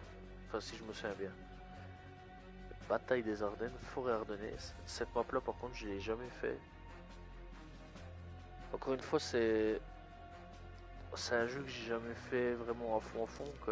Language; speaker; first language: French; native; French